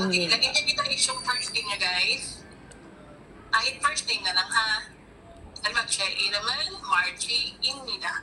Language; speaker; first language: Filipino; native; Filipino